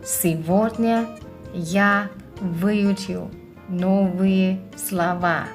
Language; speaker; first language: Russian; non-native, fluent; Thai